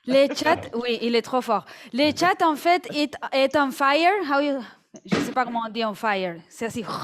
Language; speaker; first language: French; non-native, fluent; Spanish